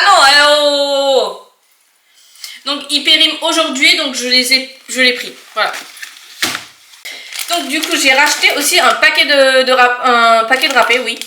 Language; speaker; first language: French; native; French